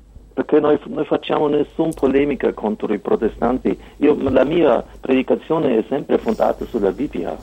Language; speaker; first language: Italian; non-native, fluent; German